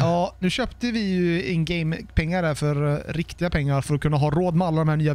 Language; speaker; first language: Swedish; native; Swedish